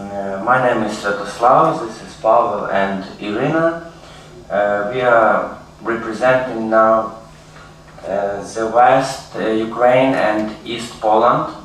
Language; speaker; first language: English; non-native, learner; Ukrainian